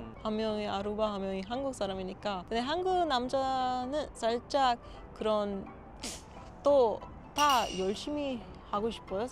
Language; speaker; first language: Korean; non-native, learner; Papiamento